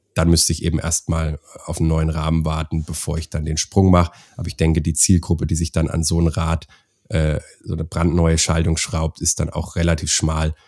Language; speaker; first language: German; native; German